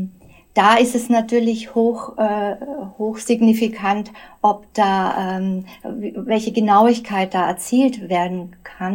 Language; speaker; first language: German; native; German